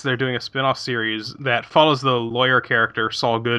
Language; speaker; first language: English; native; English